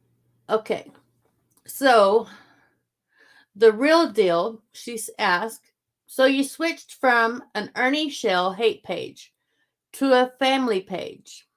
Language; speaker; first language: English; native; English